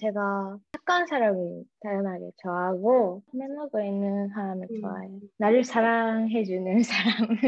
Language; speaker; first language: Korean; early bilingual, heritage; Japanese